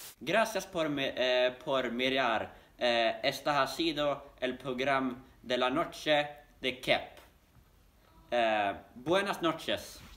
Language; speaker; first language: Spanish; non-native, learner; Swedish